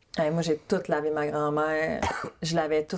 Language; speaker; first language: French; native; French